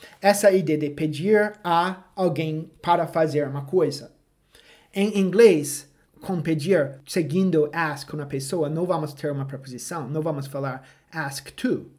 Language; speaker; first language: Portuguese; non-native, fluent; English